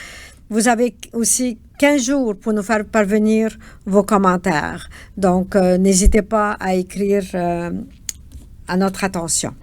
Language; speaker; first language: French; native; French